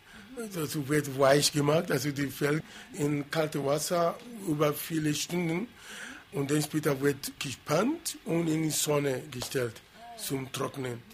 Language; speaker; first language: German; non-native, fluent; Yoruba